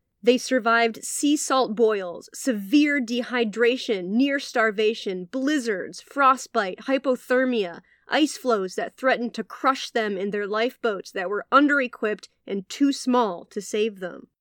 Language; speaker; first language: English; native; English